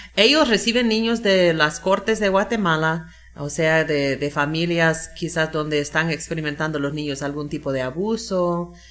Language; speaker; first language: Spanish; non-native, fluent; English